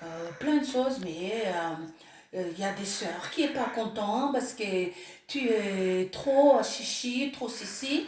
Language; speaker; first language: French; non-native, local second language; Malagasy